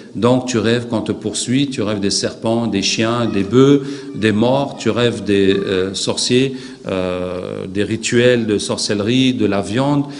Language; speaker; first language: French; non-native, local second language; Arabic